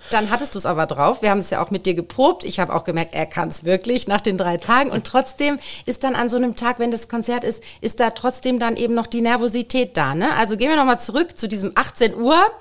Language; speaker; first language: German; native; German